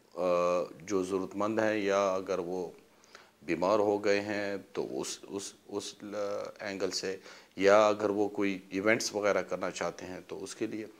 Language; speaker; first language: Urdu; non-native, local second language; Pashto